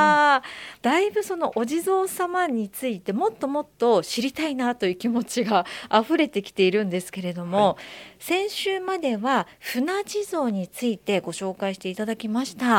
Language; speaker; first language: Japanese; native; Japanese